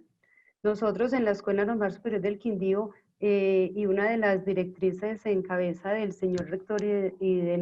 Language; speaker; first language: Spanish; native; Spanish